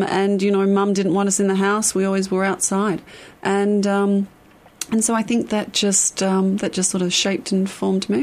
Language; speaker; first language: English; native; English